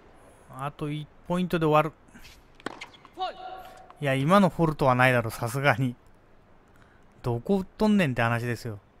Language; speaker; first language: Japanese; native; Japanese